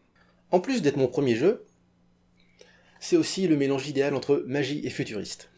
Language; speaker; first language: French; native; French